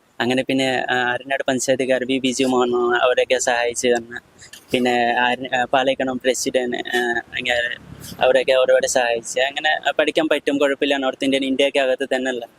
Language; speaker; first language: Malayalam; non-native, local second language; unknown